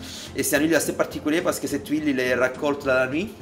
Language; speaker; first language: French; non-native, fluent; Italian